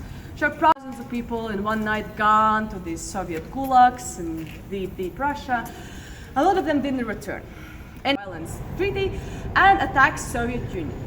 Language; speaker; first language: English; non-native, fluent; Latvian